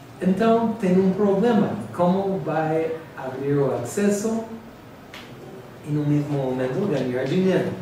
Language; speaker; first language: Portuguese; non-native, fluent; English